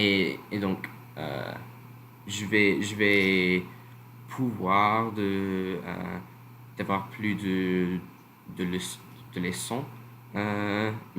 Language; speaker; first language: French; non-native, learner; English